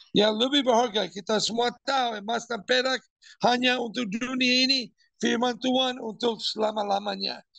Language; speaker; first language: Indonesian; non-native, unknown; English